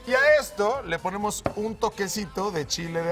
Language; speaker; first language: Spanish; native; Spanish